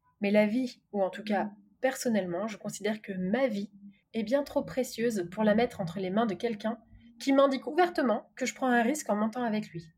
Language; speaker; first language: French; native; French